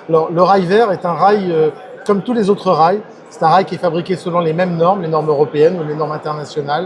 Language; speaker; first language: French; native; French